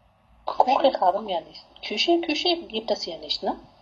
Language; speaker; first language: German; non-native, fluent; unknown